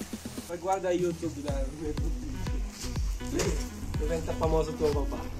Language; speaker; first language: Italian; non-native, learner; Filipino